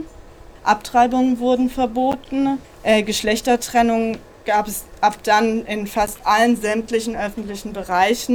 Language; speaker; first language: German; native; German